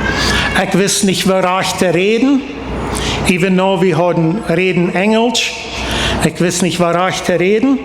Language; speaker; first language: German; non-native, learner; Plautdietsch